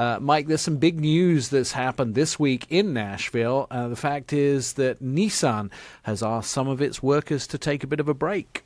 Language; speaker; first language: English; native; English